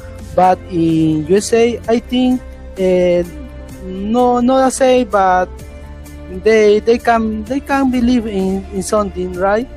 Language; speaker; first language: English; non-native, learner; Spanish